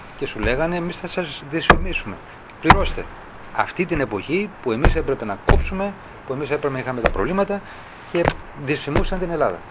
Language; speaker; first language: Greek; native; Greek